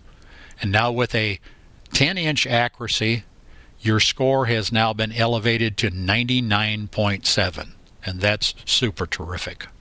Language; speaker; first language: English; native; English